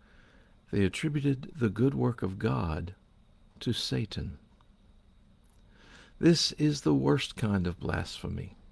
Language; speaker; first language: English; native; English